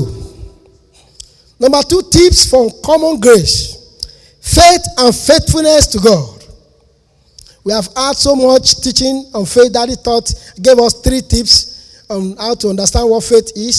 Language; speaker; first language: English; non-native, local second language; Yoruba